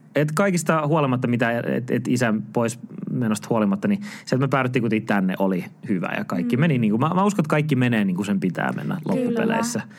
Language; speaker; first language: Finnish; native; Finnish